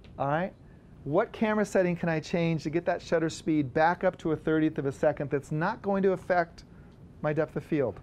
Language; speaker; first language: English; native; English